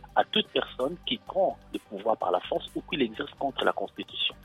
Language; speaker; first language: French; non-native, local second language; Lingala